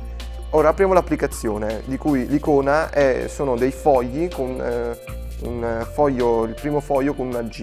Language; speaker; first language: Italian; native; Italian